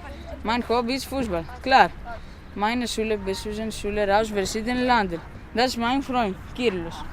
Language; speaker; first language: German; non-native, learner; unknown